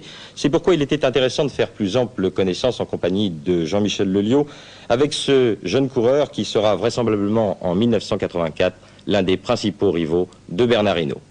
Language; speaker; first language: French; native; French